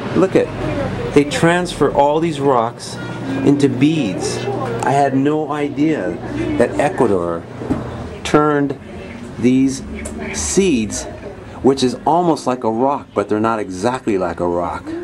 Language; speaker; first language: English; native; English